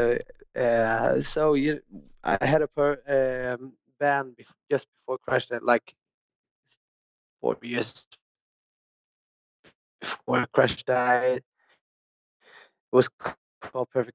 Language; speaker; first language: English; non-native, fluent; Swedish